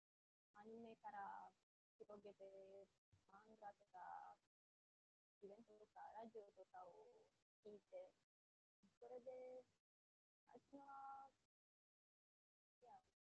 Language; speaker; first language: Japanese; non-native, fluent; Romanian